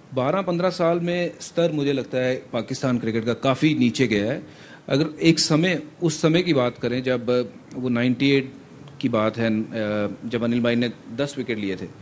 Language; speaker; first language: Hindi; non-native, local second language; Punjabi